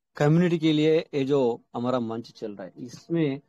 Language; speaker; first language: Hindi; non-native, local second language; Telugu